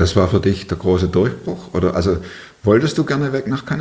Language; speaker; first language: German; native; German